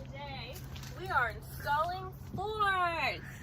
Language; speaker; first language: English; native; English